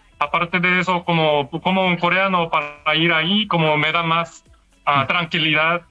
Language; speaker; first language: Spanish; non-native, learner; Korean